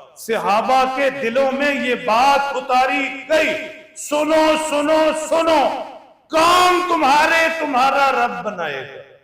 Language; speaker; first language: Urdu; non-native, local second language; Punjabi